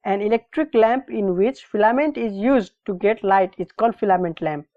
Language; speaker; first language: English; non-native, local second language; Nepali